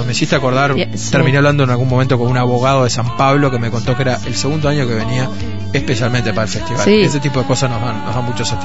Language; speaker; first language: Spanish; native; Spanish